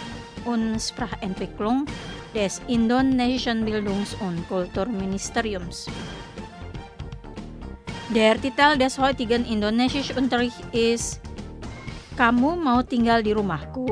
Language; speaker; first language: German; non-native, fluent; Indonesian